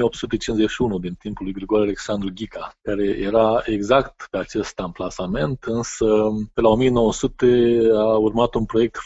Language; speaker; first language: Romanian; native; Romanian